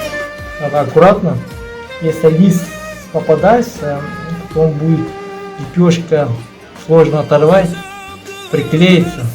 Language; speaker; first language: Russian; non-native, learner; Uzbek